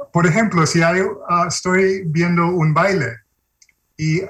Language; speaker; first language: Spanish; early bilingual, heritage; Spanish